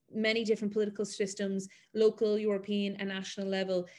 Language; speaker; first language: English; native; English